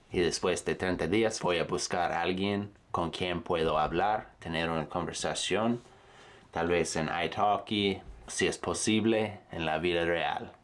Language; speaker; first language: Spanish; non-native, fluent; English